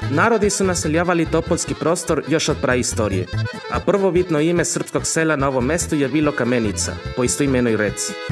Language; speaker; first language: Serbian; non-native, fluent; Spanish